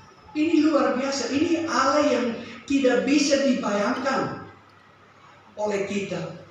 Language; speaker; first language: Indonesian; non-native, fluent; English